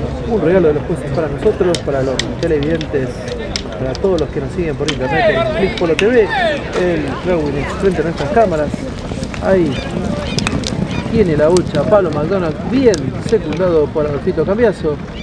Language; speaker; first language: Spanish; native; Spanish